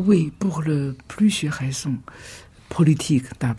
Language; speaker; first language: French; non-native, fluent; Chinese